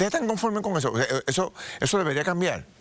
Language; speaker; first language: Spanish; native; Spanish